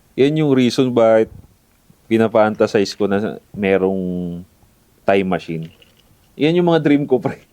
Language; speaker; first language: Filipino; native; Filipino